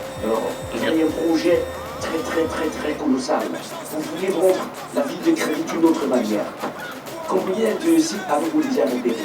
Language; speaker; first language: French; native; French